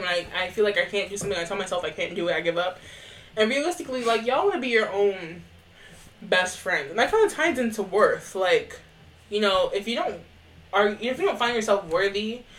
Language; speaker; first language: English; native; English